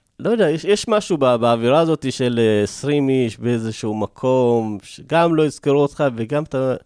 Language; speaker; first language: Hebrew; early bilingual, other home language; Amharic